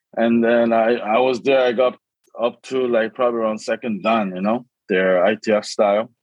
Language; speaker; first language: English; early bilingual, other home language; Korean